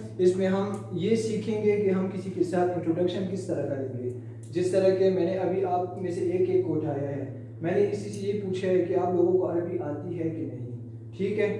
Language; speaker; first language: Urdu; non-native, local second language; Pashto